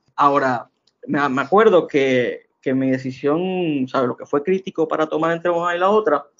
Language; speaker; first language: Spanish; native; Spanish